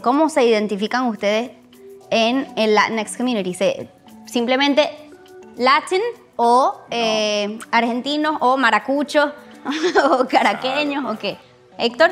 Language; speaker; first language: Spanish; early bilingual, heritage; Spanish